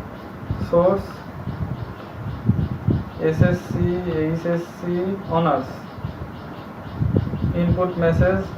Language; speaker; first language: English; non-native, local second language; Bangla